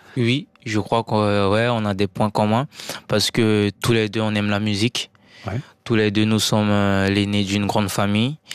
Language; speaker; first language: French; non-native, local second language; Sango